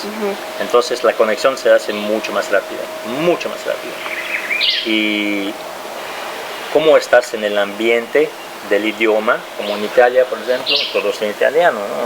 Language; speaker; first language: Spanish; non-native, fluent; French